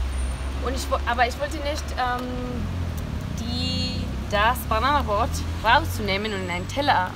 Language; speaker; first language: German; non-native, learner; Spanish